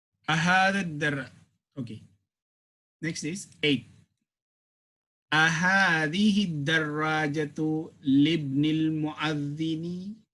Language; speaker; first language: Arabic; non-native, fluent; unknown